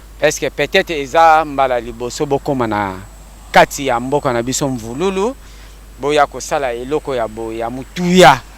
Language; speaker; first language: Lingala; non-native, local second language; Kongo